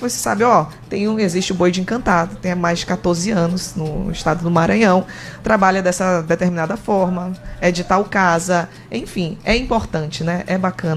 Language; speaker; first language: Portuguese; native; Portuguese